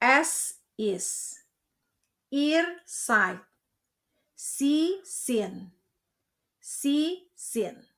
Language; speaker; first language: German; non-native, fluent; Indonesian